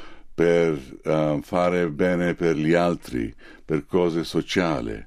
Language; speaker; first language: Italian; non-native, fluent; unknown